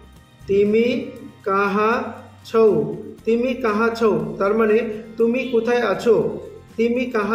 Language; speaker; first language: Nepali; non-native, learner; Bangla